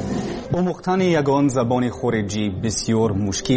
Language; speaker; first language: Persian; non-native, learner; English